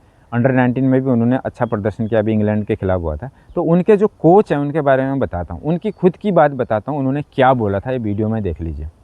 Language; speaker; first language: Hindi; native; Hindi